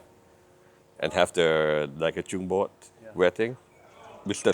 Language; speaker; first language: English; non-native, learner; Thai